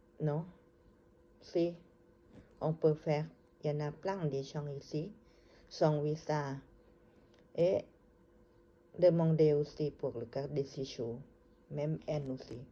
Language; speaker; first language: French; non-native, learner; Thai